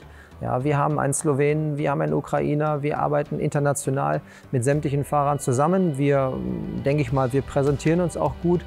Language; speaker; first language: German; native; German